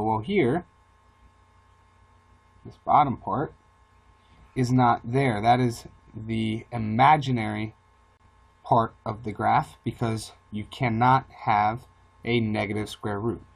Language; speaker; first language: English; native; English